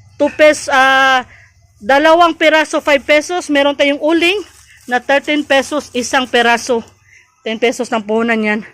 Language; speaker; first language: Filipino; non-native, local second language; Cebuano